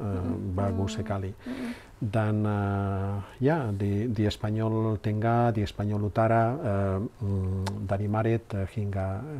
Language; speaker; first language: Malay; non-native, learner; Spanish